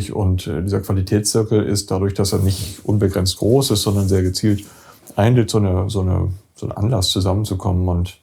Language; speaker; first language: German; native; German